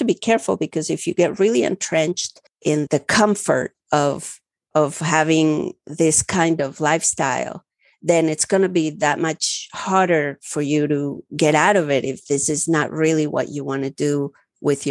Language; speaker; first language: English; early bilingual, other home language; Spanish